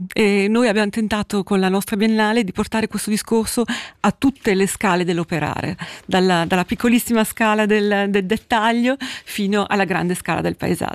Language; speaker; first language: Italian; native; Italian